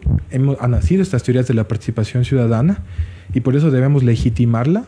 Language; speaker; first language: Spanish; native; Spanish